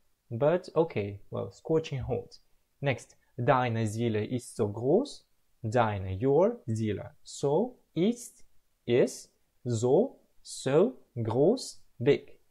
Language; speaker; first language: German; non-native, learner; Russian